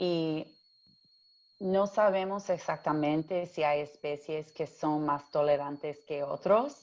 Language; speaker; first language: Spanish; early bilingual, heritage; English